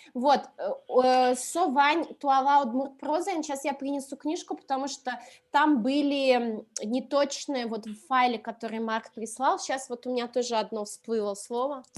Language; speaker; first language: Russian; non-native, local second language; Udmurt